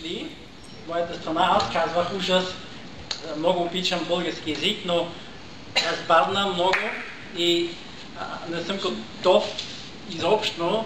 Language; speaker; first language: Bulgarian; non-native, learner; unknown